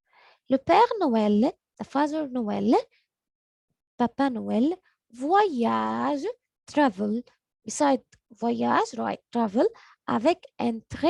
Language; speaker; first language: French; non-native, learner; Arabic